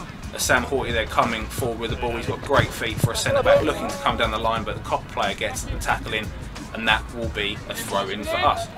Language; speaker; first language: English; native; English